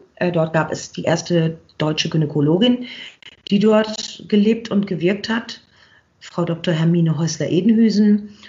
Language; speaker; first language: German; native; German